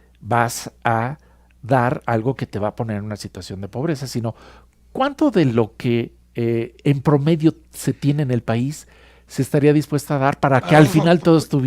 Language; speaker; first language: Spanish; native; Spanish